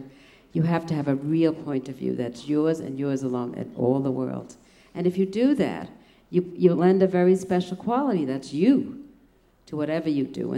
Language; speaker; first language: English; early bilingual, other home language; German